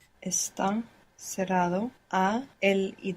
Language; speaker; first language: Spanish; non-native, learner; English